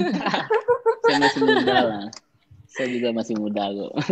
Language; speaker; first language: Indonesian; non-native, local second language; Minangkabau